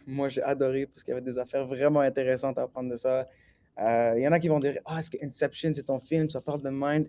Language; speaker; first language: French; native; French